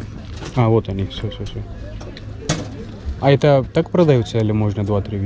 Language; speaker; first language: Russian; non-native, learner; Hindi